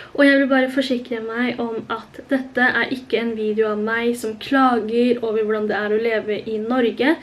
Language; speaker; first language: Norwegian; early bilingual, other home language; Korean